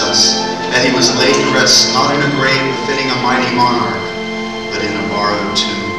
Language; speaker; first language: English; native; English